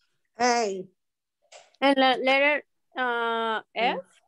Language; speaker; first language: English; non-native, learner; Spanish